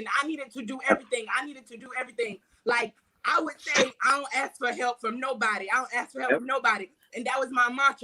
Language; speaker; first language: English; native; English